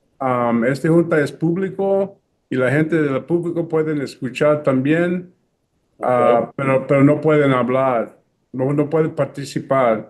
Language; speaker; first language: Spanish; early bilingual, heritage; English